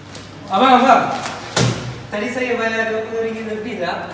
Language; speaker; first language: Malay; non-native, learner; Japanese